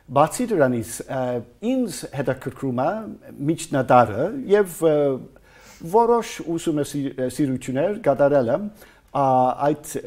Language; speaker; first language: Armenian; non-native, fluent; English